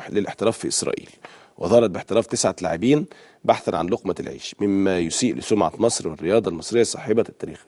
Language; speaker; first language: Arabic; native; Arabic